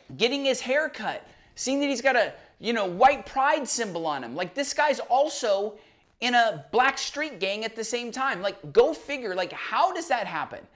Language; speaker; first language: English; native; English